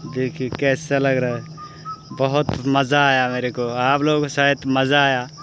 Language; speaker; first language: Hindi; non-native, local second language; Bangla